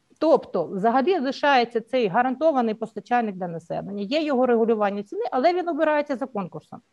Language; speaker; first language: Ukrainian; native; Ukrainian